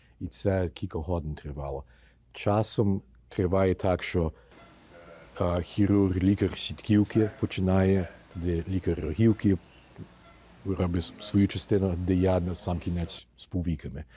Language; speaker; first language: Ukrainian; early bilingual, heritage; Ukrainian